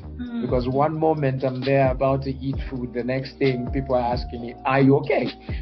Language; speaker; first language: English; non-native, local second language; Bemba